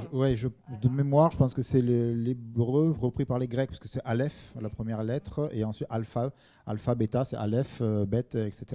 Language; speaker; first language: French; native; French